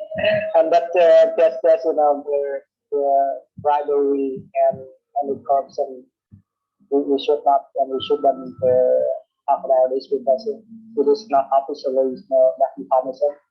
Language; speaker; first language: English; non-native, learner; Vietnamese